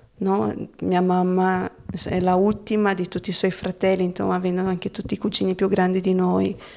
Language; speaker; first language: Italian; non-native, fluent; Portuguese